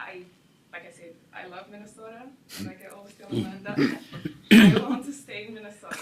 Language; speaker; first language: English; non-native, local second language; Kinyarwanda